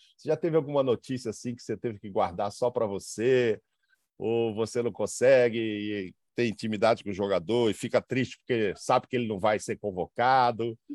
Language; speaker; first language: Portuguese; native; Portuguese